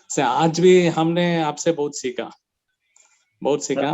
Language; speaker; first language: Hindi; non-native, local second language; Kannada